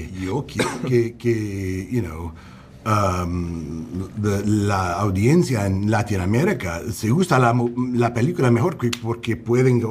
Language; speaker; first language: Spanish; non-native, fluent; English